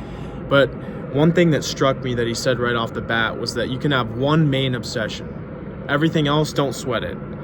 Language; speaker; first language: English; native; English